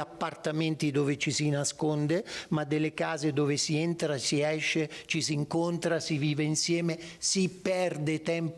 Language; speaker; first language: Italian; native; Italian